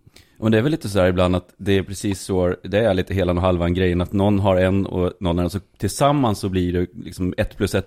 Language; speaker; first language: Swedish; native; Swedish